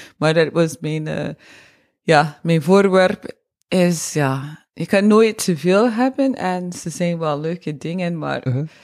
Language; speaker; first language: Dutch; non-native, fluent; English